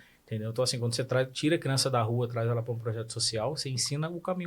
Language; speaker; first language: Portuguese; native; Portuguese